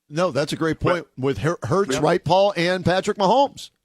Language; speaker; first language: English; native; English